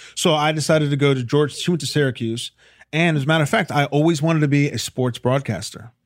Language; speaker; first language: English; native; English